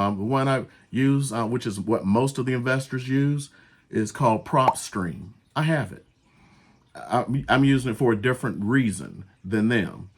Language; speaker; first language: English; native; English